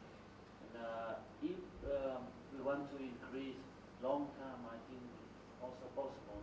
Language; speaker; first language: English; non-native, fluent; Vietnamese